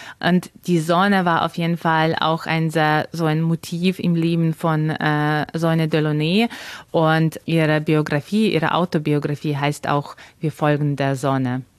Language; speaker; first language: German; non-native, fluent; Ukrainian